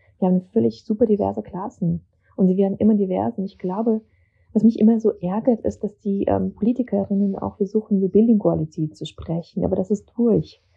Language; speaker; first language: German; early bilingual, other home language; Russian